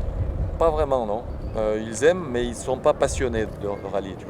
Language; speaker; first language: French; native; French